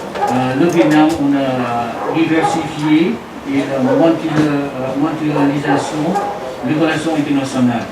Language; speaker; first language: French; non-native, learner; Vietnamese